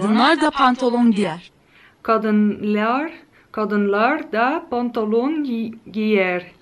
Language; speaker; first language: Turkish; non-native, learner; Dutch